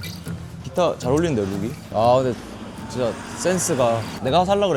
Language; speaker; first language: Korean; native; Korean